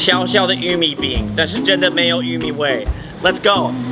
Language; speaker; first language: Chinese; non-native, fluent; English